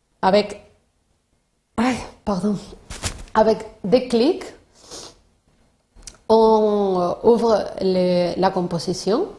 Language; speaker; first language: French; non-native, learner; Spanish